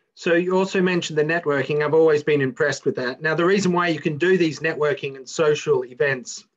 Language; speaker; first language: English; native; English